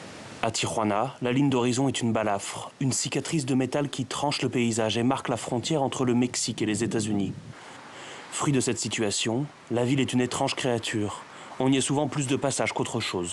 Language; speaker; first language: French; native; French